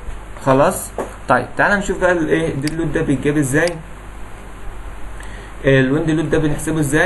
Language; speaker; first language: Arabic; native; Arabic